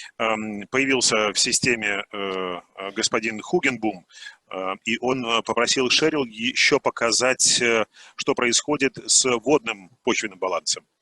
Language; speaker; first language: Russian; native; Russian